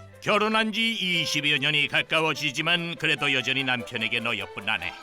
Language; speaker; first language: Korean; native; Korean